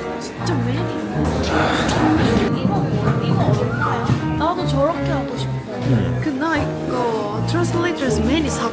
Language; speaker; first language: Korean; non-native, learner; Mongolian